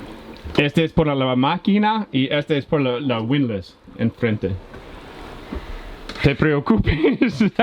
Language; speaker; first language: Spanish; non-native, learner; English